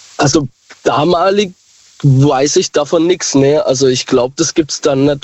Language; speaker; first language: German; native; German